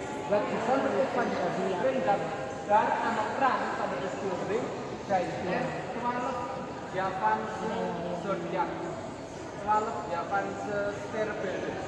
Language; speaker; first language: Dutch; non-native, learner; Indonesian